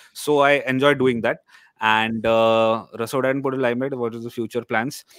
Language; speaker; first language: English; non-native, local second language; Marathi